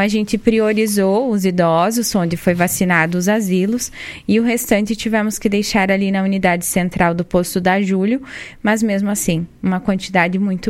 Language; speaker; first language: Portuguese; native; Portuguese